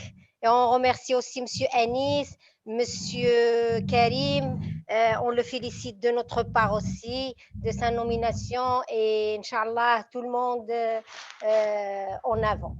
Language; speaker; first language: French; non-native, local second language; Arabic